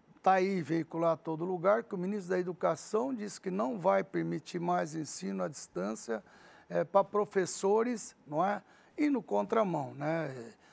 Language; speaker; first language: Portuguese; early bilingual, other home language; Arabic